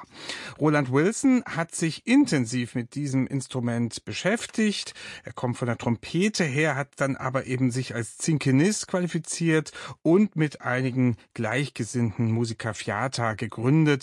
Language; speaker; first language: German; native; German